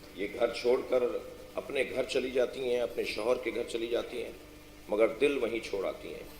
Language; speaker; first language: Urdu; non-native, local second language; Sindhi